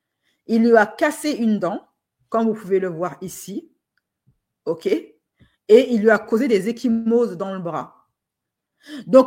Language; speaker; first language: French; native; French